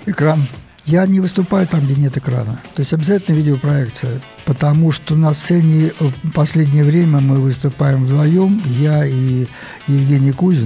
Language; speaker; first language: Russian; native; Russian